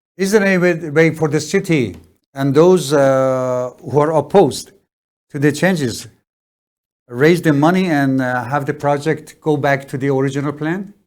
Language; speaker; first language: English; non-native, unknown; Persian